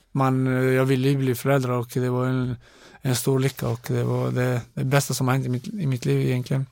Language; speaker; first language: Swedish; non-native, fluent; Bosnian